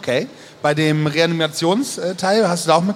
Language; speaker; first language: German; native; German